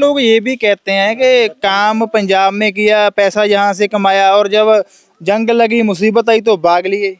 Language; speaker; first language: Hindi; non-native, local second language; Punjabi